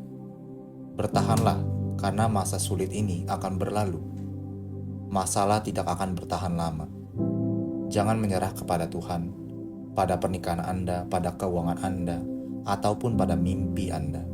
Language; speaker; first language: Indonesian; native; Indonesian